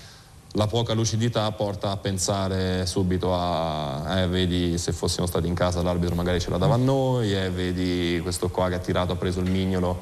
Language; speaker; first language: Italian; native; Italian